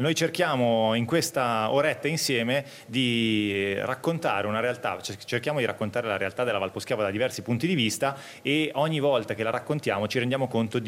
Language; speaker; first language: Italian; native; Italian